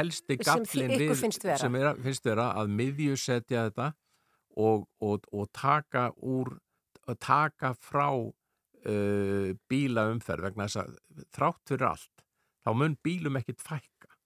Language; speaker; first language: Icelandic; native; Icelandic